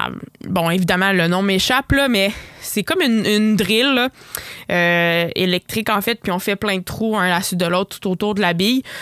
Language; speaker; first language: French; native; French